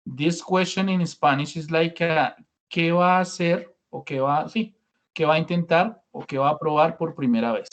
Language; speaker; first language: Spanish; non-native, fluent; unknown